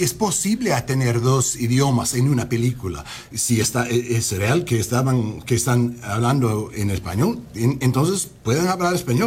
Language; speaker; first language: Spanish; non-native, learner; English